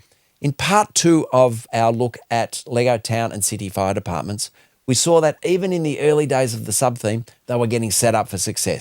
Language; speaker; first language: English; native; English